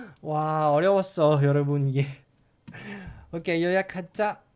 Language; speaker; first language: Korean; non-native, learner; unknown